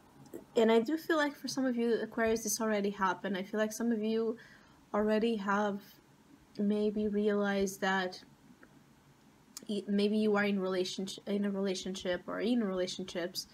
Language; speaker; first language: English; non-native, fluent; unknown